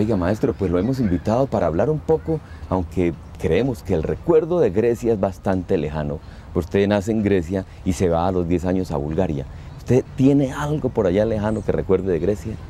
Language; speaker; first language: Spanish; native; Spanish